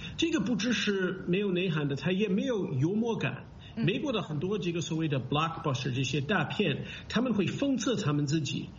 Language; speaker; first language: Chinese; non-native, fluent; English